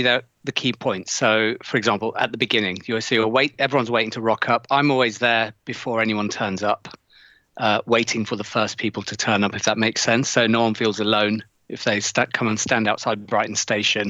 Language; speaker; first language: English; native; English